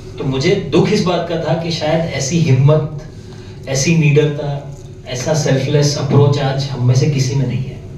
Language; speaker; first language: Hindi; non-native, local second language; Gujarati